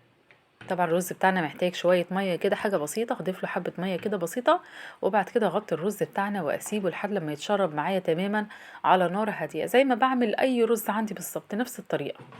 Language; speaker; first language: Arabic; native; Arabic